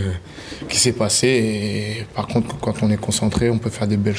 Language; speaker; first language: French; native; French